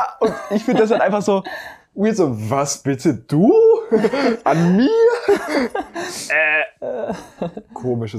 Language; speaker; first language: German; native; German